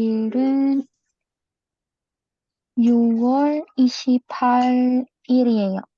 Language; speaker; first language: Korean; non-native, learner; Indonesian